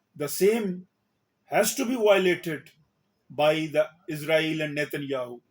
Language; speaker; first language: English; non-native, local second language; Urdu